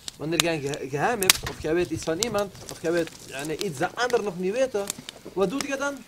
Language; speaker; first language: Dutch; early bilingual, other home language; Arabic